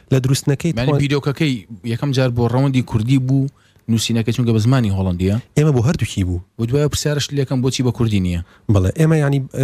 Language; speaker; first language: Central Kurdish; early bilingual, heritage; Central Kurdish